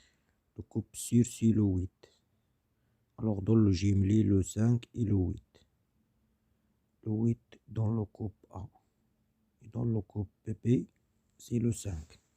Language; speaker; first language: French; non-native, learner; Arabic